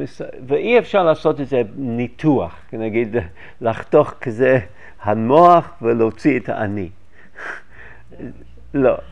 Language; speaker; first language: Hebrew; non-native, fluent; English